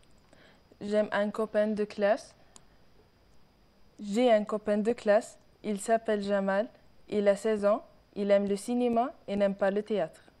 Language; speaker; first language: French; non-native, learner; Arabic